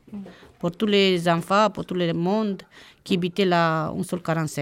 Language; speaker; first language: French; non-native, learner; Romanian